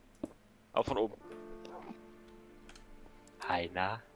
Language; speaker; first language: German; native; German